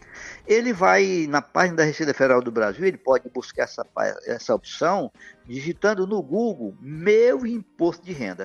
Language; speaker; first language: Portuguese; native; Portuguese